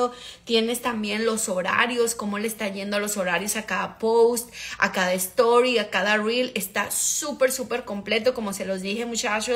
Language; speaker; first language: Spanish; native; Spanish